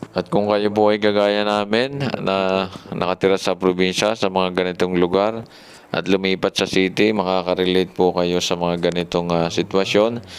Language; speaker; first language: Filipino; native; Filipino